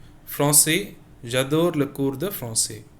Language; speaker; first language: French; non-native, fluent; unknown